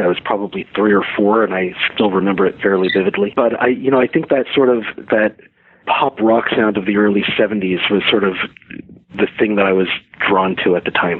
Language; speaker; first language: English; native; English